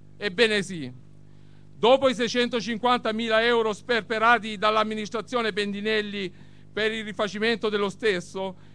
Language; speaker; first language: Italian; native; Italian